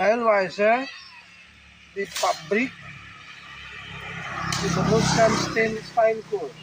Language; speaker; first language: German; non-native, learner; Indonesian